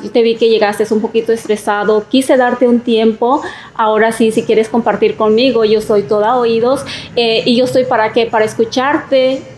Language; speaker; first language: Spanish; native; Spanish